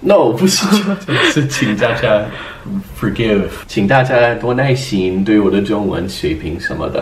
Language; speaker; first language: Chinese; non-native, fluent; English